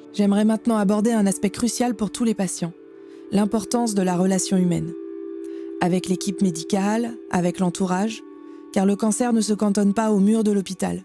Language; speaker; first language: French; native; French